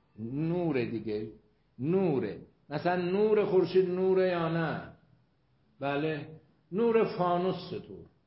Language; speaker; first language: Persian; non-native, local second language; Azerbaijani